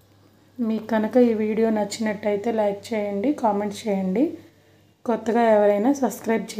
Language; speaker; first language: Telugu; native; Telugu